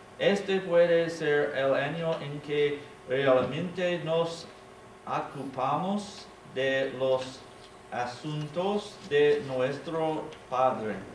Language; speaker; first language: Spanish; non-native, learner; English